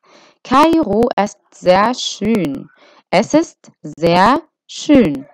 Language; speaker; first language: German; non-native, fluent; Arabic